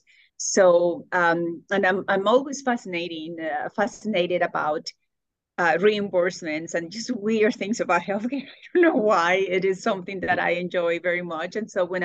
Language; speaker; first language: English; non-native, fluent; Spanish